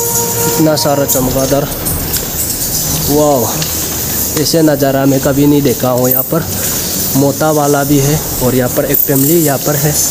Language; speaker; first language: Hindi; non-native, local second language; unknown